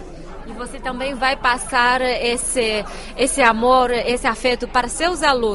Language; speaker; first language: Portuguese; non-native, fluent; Chinese